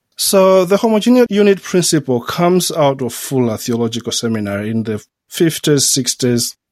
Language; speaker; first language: English; non-native, local second language; Nyanja